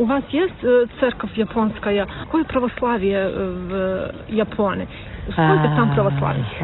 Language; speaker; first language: Russian; non-native, learner; Serbian